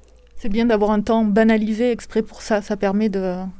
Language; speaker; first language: French; native; French